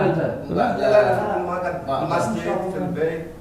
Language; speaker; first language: Arabic; non-native, learner; Indonesian